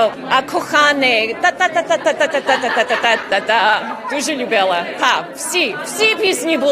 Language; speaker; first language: Ukrainian; early bilingual, heritage; Ukrainian